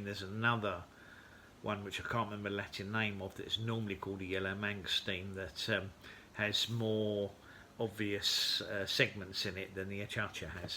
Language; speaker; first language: English; native; English